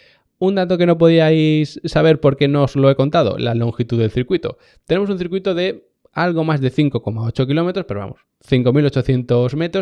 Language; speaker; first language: Spanish; native; Spanish